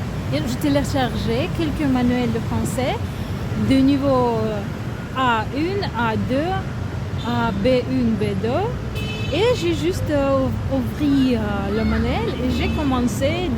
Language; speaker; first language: French; non-native, learner; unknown